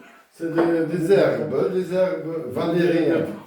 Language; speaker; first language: French; non-native, fluent; Dutch